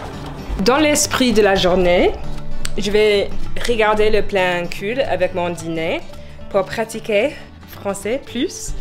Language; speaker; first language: French; non-native, learner; English